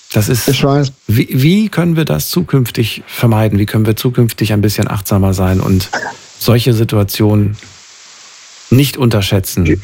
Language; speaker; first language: German; native; German